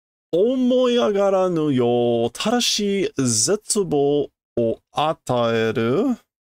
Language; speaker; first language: Japanese; non-native, learner; English